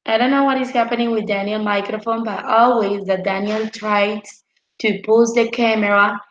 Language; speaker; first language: English; non-native, fluent; Spanish